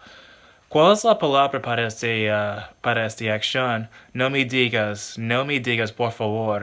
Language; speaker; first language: Spanish; non-native, learner; English